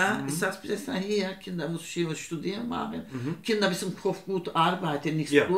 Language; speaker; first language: German; non-native, learner; Turkish